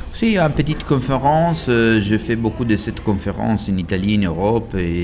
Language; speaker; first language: French; non-native, learner; Italian